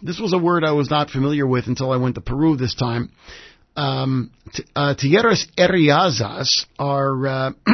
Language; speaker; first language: English; native; English